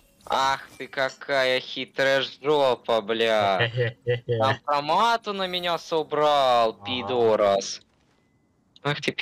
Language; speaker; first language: Russian; native; Russian